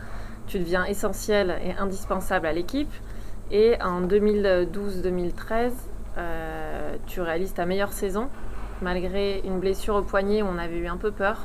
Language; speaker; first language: French; native; French